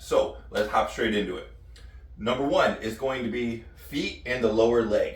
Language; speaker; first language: English; native; English